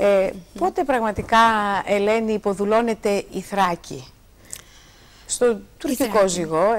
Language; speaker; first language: Greek; native; Greek